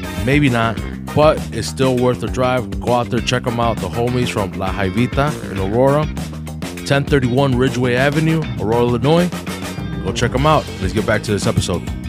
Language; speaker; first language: English; early bilingual, other home language; Spanish